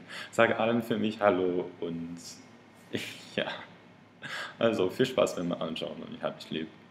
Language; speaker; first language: German; non-native, learner; English